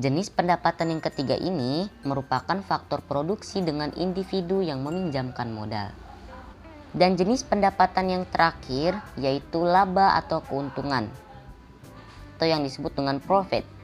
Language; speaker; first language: Indonesian; native; Indonesian